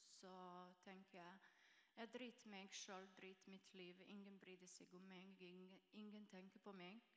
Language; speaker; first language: Norwegian; non-native, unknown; Croatian